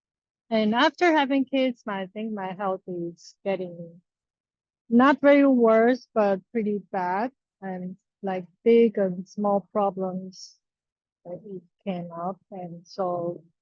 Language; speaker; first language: English; non-native, learner; Chinese